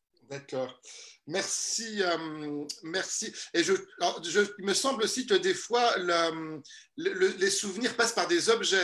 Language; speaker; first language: French; native; French